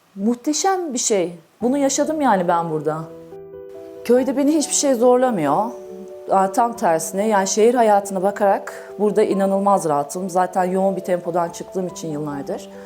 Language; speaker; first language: Turkish; native; Turkish